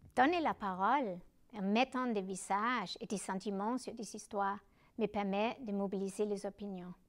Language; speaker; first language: French; non-native, fluent; Danish